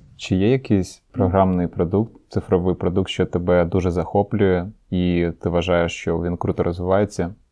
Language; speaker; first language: Ukrainian; non-native, local second language; Russian